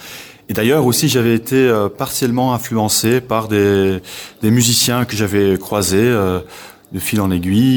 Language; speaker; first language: French; non-native, local second language; Dutch